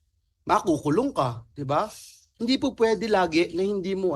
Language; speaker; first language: Filipino; native; Filipino